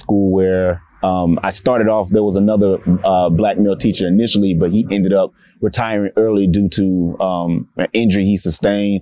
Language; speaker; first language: English; native; English